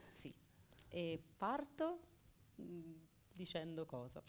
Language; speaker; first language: Italian; native; Italian